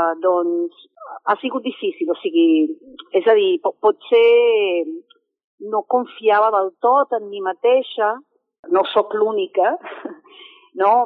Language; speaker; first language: Catalan; non-native, fluent; Spanish